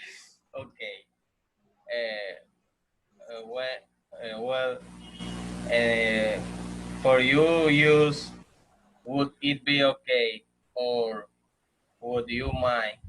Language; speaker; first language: English; non-native, learner; Spanish